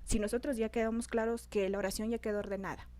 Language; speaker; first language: Spanish; native; Spanish